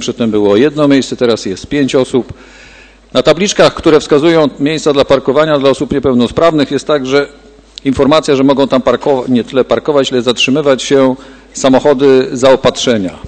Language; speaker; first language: Polish; native; Polish